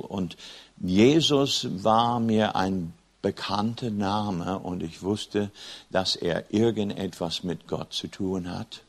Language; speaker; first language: German; non-native, fluent; English